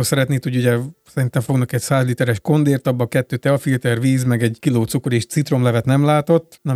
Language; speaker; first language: Hungarian; native; Hungarian